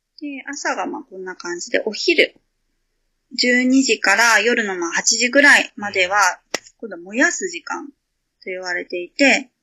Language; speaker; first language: Japanese; native; Japanese